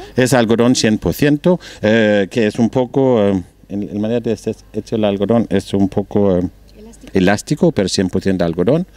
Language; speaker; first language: Spanish; non-native, learner; Danish